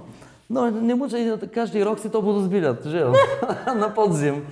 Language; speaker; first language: Czech; non-native, learner; Bulgarian